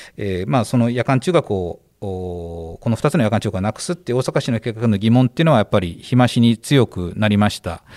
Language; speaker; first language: Japanese; native; Japanese